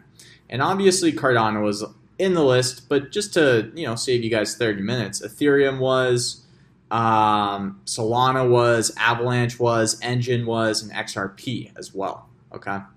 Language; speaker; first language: English; native; English